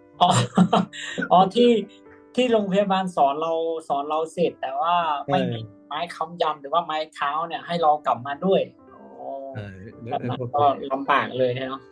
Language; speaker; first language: Thai; native; Thai